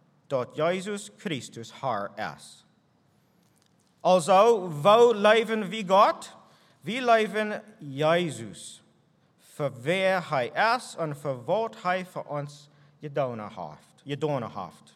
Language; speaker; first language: German; non-native, learner; English